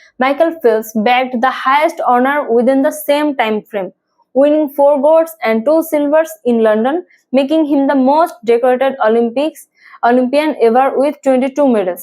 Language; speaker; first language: English; non-native, local second language; Bangla